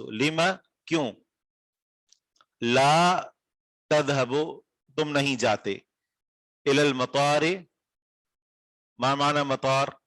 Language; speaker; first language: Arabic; non-native, fluent; Urdu